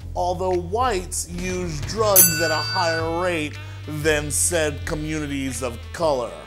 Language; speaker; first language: English; native; English